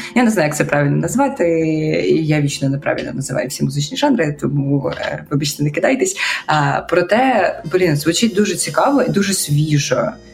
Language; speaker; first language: Ukrainian; native; Ukrainian